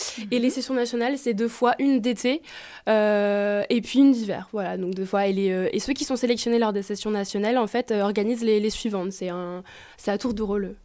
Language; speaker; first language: French; native; French